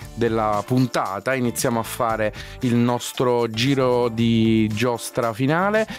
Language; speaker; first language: Italian; non-native, fluent; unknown